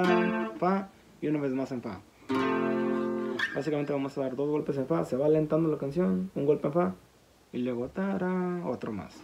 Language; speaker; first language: Spanish; native; Spanish